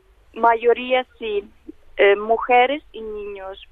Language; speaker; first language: Spanish; non-native, learner; Ukrainian